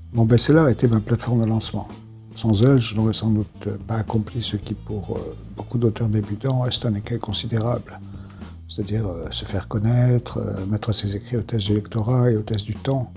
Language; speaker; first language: French; native; French